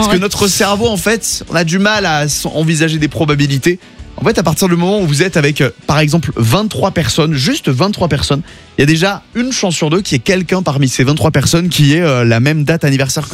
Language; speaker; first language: French; native; French